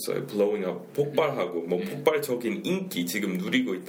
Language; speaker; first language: Korean; non-native, fluent; English